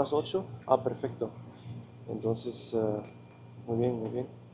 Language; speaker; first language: Spanish; non-native, learner; English